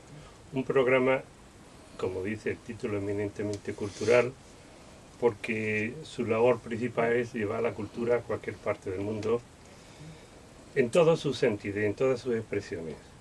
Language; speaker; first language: Spanish; native; Spanish